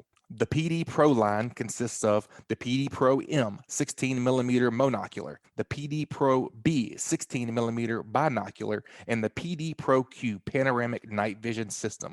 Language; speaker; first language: English; native; English